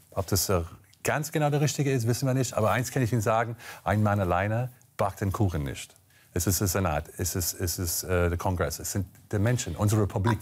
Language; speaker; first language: German; non-native, fluent; English